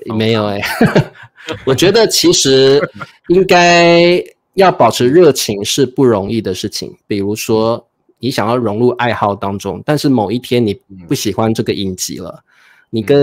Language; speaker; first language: Chinese; native; Chinese